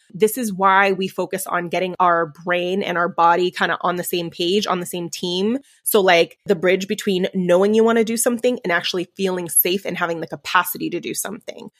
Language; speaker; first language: English; early bilingual, other home language; Spanish